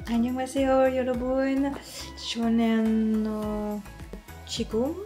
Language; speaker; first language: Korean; non-native, learner; French